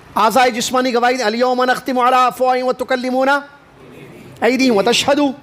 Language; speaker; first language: Urdu; native; Urdu